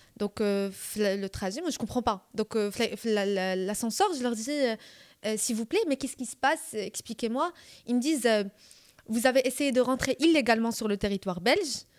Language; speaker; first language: French; non-native, local second language; Arabic